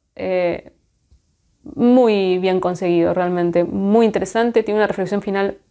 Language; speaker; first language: Spanish; native; Spanish